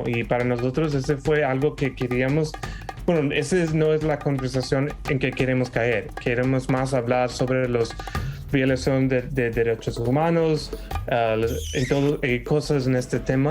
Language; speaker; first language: Spanish; non-native, fluent; English